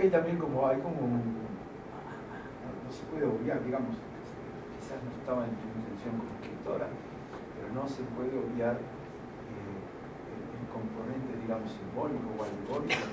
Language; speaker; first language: Spanish; native; Spanish